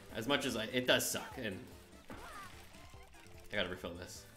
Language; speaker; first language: English; native; English